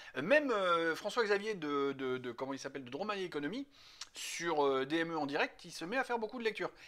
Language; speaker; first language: French; native; French